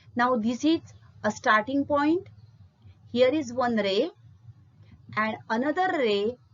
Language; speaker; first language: English; non-native, local second language; Marathi